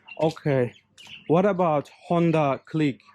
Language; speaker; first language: English; non-native, learner; Turkish